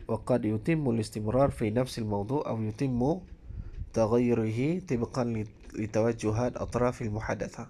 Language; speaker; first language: Arabic; non-native, fluent; Malay